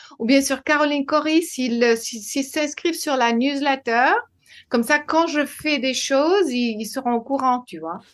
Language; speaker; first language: French; non-native, fluent; English